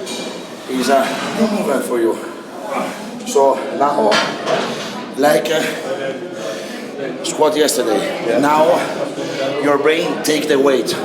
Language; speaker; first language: English; non-native, learner; Italian